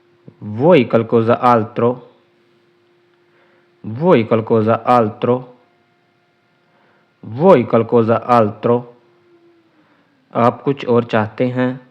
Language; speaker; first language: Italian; non-native, learner; Urdu